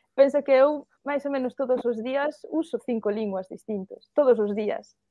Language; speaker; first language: Galician; early bilingual, heritage; Galician